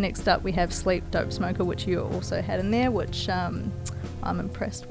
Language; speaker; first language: English; native; English